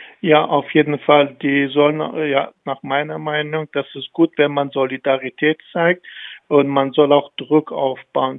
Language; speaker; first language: German; non-native, fluent; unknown